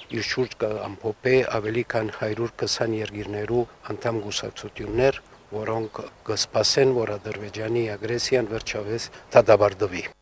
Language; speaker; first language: Armenian; early bilingual, heritage; Armenian